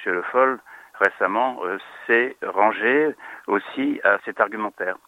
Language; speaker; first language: French; native; French